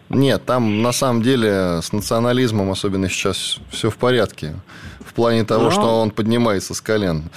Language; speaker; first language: Russian; native; Russian